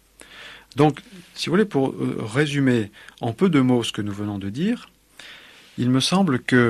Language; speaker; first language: French; native; French